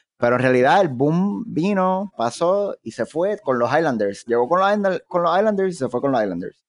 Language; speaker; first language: Spanish; native; Spanish